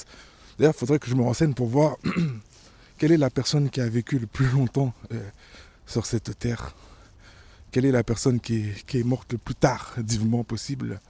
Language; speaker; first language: French; native; French